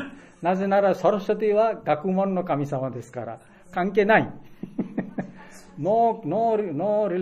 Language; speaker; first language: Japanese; non-native, fluent; Bangla